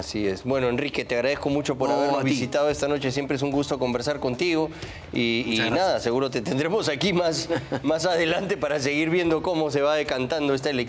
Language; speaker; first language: Spanish; native; Spanish